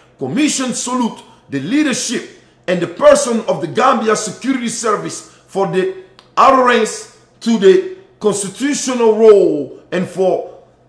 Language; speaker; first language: English; non-native, learner; Bambara